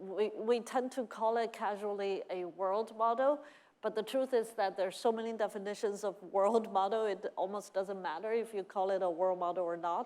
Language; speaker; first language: English; non-native, fluent; Chinese